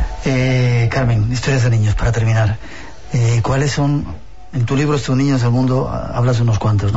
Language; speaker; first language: Spanish; native; Spanish